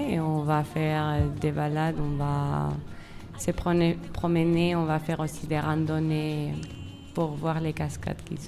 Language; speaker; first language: French; non-native, fluent; Spanish